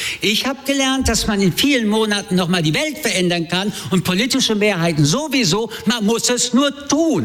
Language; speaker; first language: German; early bilingual, other home language; French